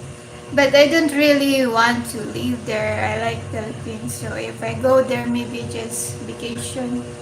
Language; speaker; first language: English; non-native, local second language; Filipino